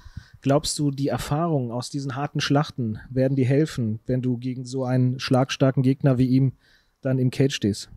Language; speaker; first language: German; native; German